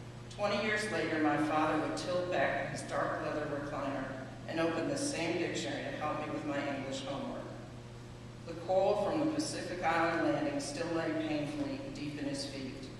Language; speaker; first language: English; native; English